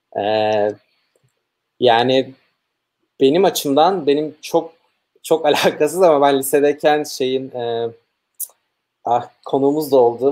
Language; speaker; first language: Turkish; native; Turkish